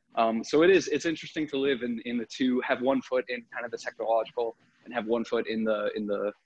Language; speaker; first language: English; native; English